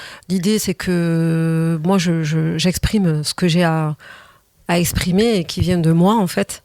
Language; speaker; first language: French; native; French